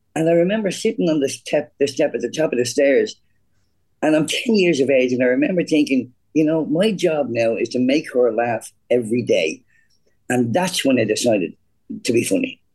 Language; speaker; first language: English; native; English